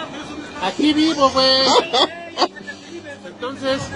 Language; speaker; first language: Spanish; native; Spanish